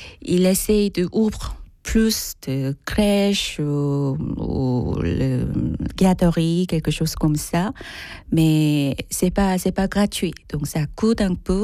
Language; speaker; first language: French; non-native, fluent; Korean